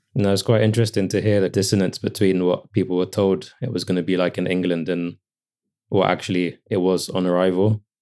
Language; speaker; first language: English; native; English